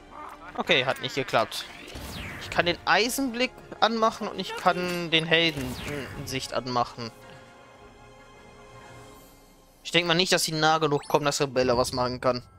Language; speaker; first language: German; native; German